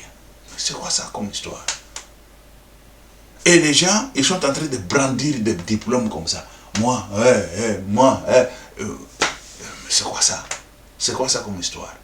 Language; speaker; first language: French; non-native, local second language; Lingala